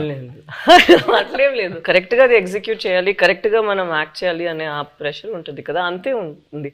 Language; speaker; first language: Telugu; non-native, fluent; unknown